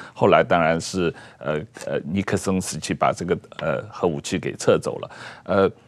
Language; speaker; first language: Chinese; native; Chinese